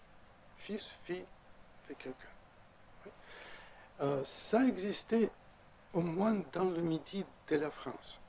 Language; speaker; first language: French; non-native, fluent; Russian